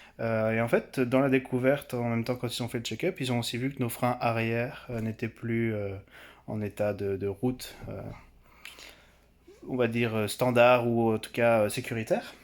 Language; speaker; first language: French; native; French